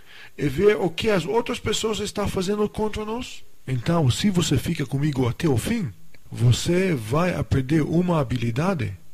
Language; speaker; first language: Portuguese; non-native, fluent; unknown